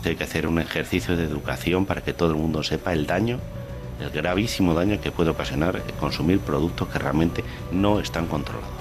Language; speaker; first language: Spanish; native; Spanish